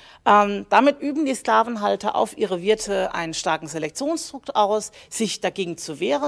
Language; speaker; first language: German; native; German